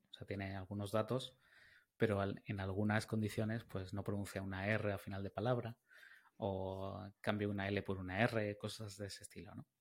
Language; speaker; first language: Spanish; native; Spanish